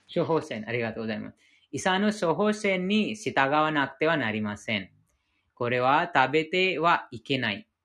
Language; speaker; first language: Japanese; non-native, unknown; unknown